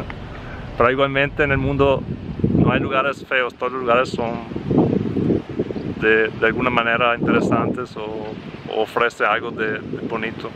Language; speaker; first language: Spanish; non-native, fluent; Italian